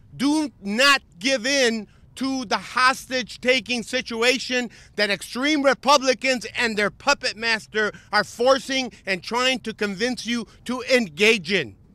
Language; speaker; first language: English; non-native, fluent; Spanish